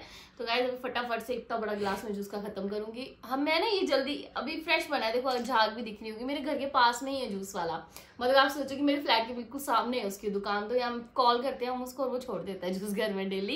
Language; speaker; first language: Hindi; native; Hindi